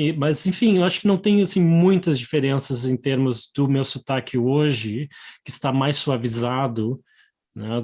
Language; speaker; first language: Portuguese; native; Portuguese